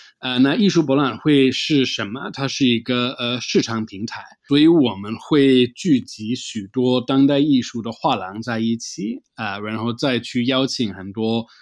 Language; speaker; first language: Chinese; non-native, fluent; English